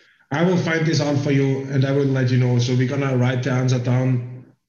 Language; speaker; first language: English; non-native, fluent; German